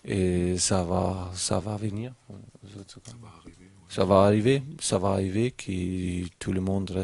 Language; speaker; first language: French; non-native, learner; German